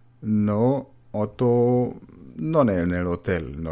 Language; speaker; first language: Italian; non-native, learner; German